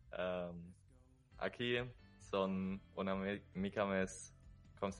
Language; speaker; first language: Catalan; non-native, learner; German